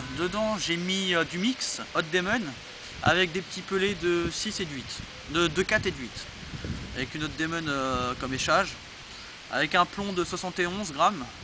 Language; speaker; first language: French; native; French